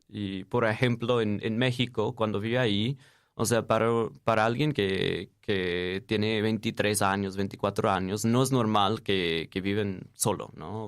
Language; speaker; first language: Spanish; non-native, fluent; English